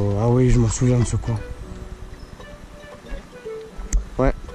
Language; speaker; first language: French; native; French